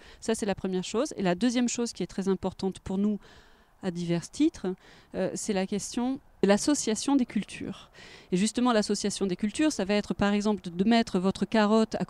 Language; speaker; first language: French; native; French